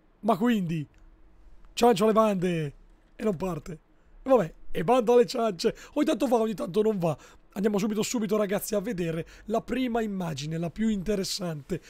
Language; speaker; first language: Italian; native; Italian